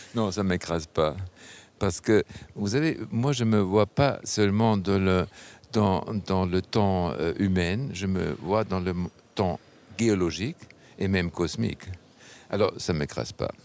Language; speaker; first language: French; non-native, fluent; German